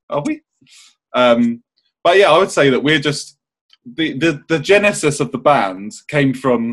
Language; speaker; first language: English; native; English